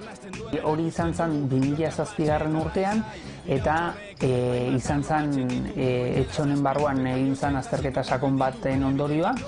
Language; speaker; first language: Basque; native; Basque